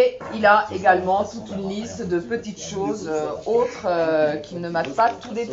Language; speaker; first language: French; native; French